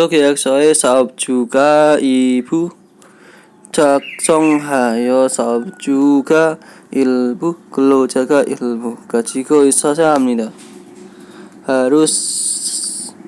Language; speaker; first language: Korean; non-native, learner; Indonesian